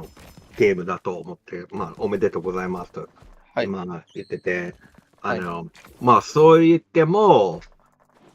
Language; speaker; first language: Japanese; non-native, fluent; English